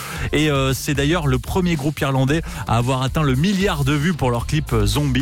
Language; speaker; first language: French; native; French